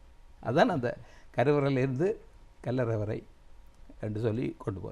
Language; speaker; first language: Tamil; native; Tamil